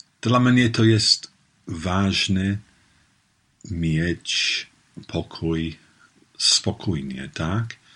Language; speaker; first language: Polish; non-native, learner; English